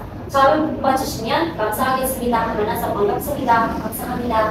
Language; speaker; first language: Korean; non-native, learner; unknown